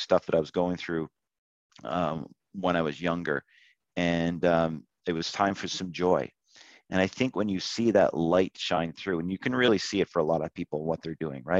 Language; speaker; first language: English; native; English